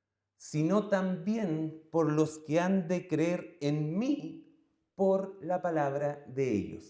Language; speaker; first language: Spanish; native; Spanish